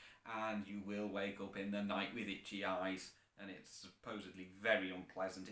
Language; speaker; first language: English; native; English